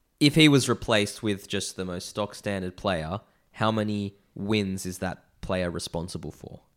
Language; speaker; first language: English; native; English